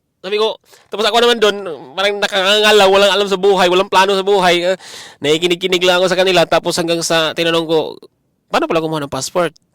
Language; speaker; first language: Filipino; non-native, local second language; Cebuano